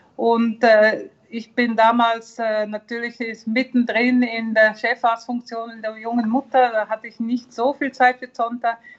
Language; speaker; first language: German; early bilingual, heritage; German